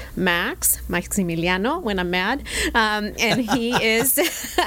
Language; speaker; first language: English; early bilingual, other home language; Spanish